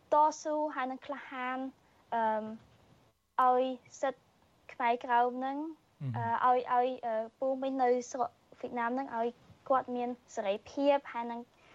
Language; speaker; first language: Khmer; early bilingual, heritage; Khmer